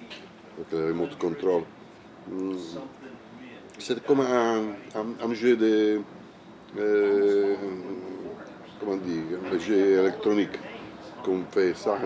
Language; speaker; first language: French; non-native, learner; Italian